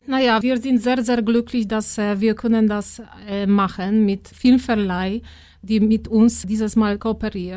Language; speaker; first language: German; non-native, fluent; Polish